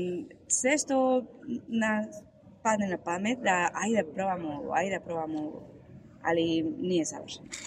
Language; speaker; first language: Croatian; non-native, learner; Spanish